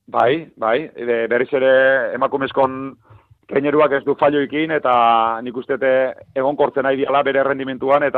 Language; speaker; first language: Basque; native; Basque